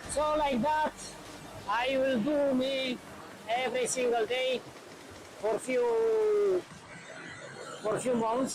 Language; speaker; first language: English; non-native, learner; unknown